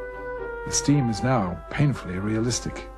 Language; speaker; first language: English; native; English